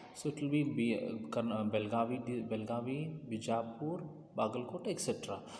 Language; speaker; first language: English; non-native, local second language; Kannada